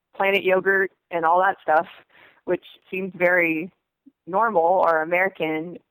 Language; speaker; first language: English; native; English